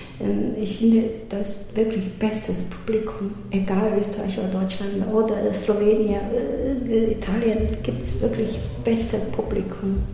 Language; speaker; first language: German; non-native, learner; Chinese